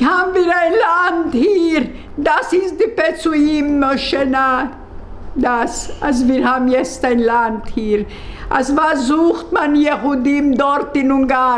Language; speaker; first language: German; non-native, learner; Hungarian